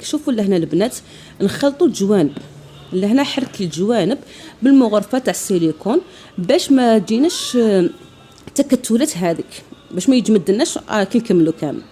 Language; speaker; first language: Arabic; native; Arabic